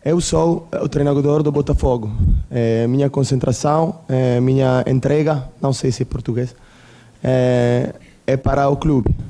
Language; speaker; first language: Portuguese; non-native, fluent; Italian